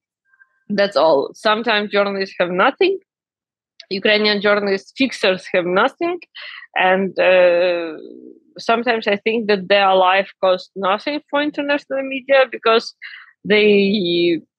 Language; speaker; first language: English; non-native, learner; Ukrainian